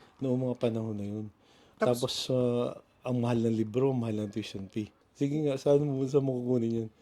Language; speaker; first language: Filipino; native; Filipino